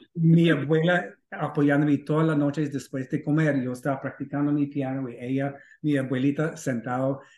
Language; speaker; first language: Spanish; non-native, fluent; English